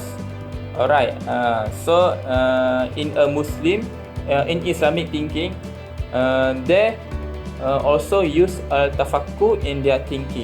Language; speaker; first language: English; non-native, learner; Malay